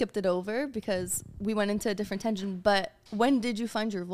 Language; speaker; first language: English; non-native, fluent; French